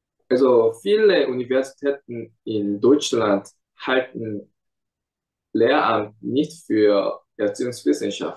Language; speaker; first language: German; non-native, fluent; Korean